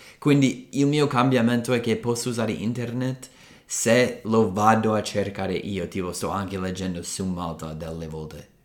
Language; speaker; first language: Italian; non-native, fluent; English